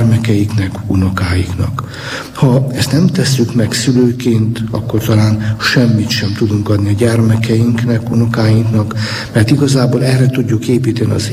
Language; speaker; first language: Hungarian; native; Hungarian